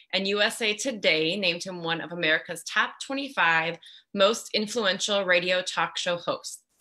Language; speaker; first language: English; native; English